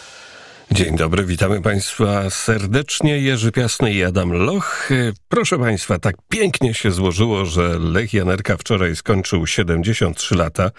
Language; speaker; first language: Polish; native; Polish